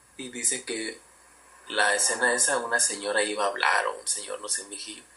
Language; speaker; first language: Spanish; early bilingual, heritage; Spanish